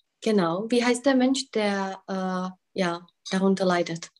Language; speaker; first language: German; non-native, fluent; Czech